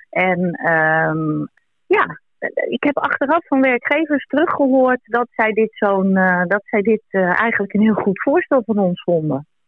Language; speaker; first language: Dutch; native; Dutch